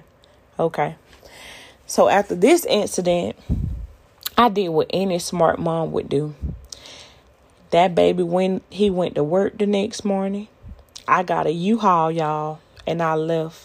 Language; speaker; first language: English; native; English